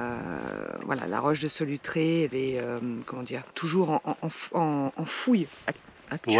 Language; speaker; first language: French; native; French